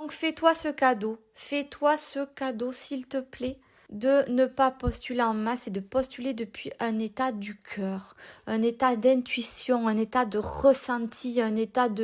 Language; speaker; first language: French; native; French